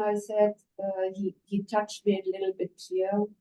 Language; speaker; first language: English; non-native, learner; German